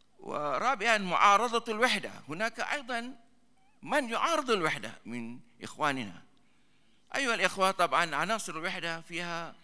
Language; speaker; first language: Arabic; non-native, fluent; Malay